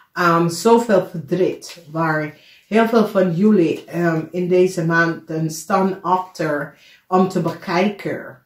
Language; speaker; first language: Dutch; non-native, fluent; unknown